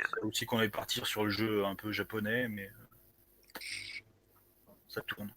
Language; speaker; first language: French; native; French